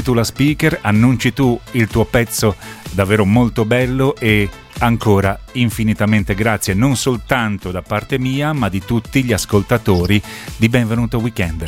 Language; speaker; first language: Italian; native; Italian